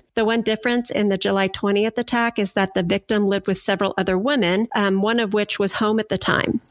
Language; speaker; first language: English; native; English